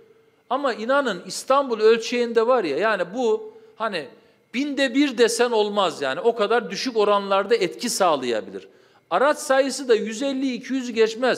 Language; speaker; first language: Turkish; native; Turkish